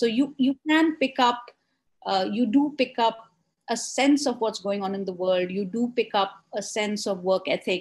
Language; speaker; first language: English; non-native, local second language; Hindi